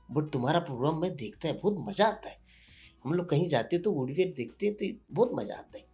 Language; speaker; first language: Hindi; non-native, local second language; Marathi